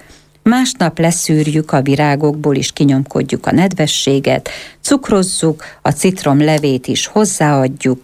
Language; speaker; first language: Hungarian; native; Hungarian